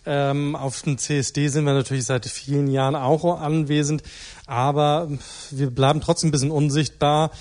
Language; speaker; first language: German; native; German